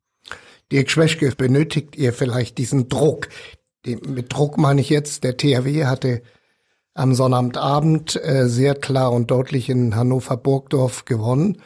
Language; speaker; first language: German; native; German